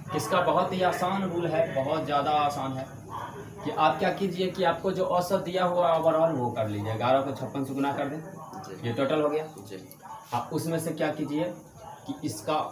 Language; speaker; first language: Hindi; native; Hindi